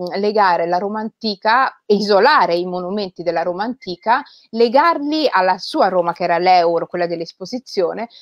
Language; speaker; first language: Italian; native; Italian